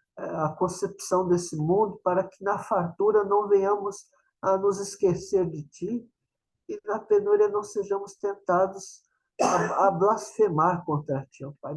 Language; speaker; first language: Portuguese; native; Portuguese